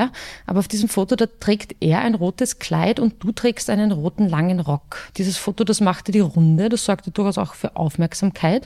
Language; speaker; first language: German; native; German